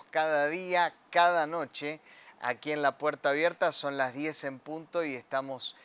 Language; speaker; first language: Spanish; native; Spanish